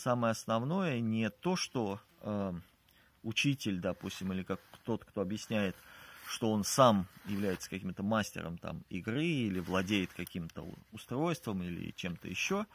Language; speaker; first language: Russian; native; Russian